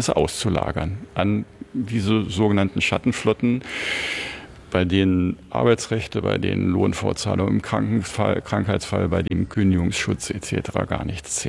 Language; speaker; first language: German; native; German